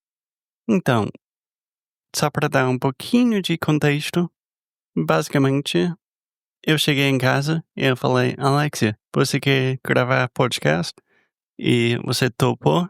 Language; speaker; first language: Portuguese; non-native, fluent; English